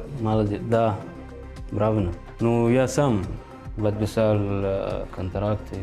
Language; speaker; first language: Russian; non-native, learner; Arabic